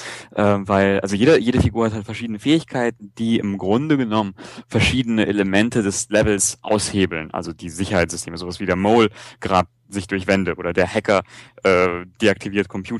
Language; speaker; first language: German; native; German